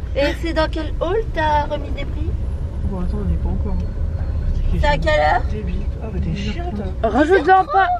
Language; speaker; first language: French; native; French